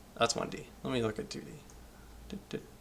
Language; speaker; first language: English; native; English